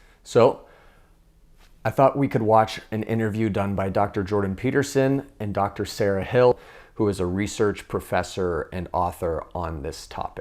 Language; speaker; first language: English; native; English